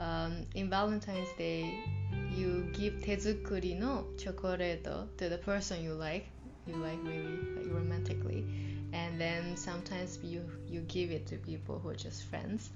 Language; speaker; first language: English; non-native, fluent; Japanese